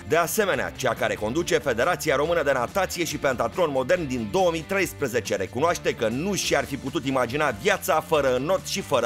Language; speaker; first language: Romanian; native; Romanian